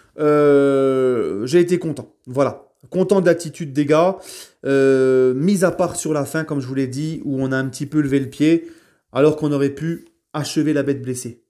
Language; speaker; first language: French; native; French